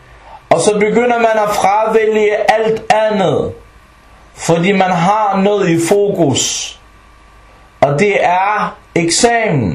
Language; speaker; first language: Danish; early bilingual, other home language; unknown